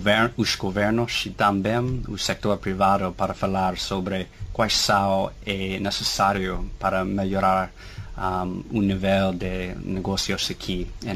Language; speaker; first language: Portuguese; non-native, fluent; English